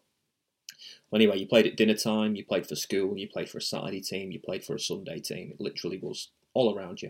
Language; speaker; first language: English; native; English